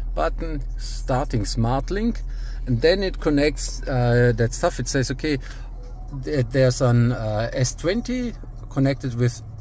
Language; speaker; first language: English; non-native, fluent; German